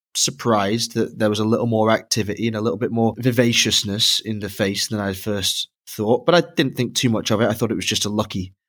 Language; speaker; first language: English; native; English